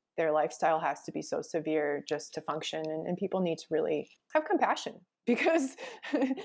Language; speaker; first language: English; native; English